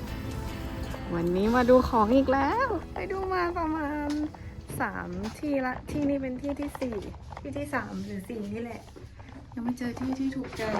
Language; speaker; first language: Thai; native; Thai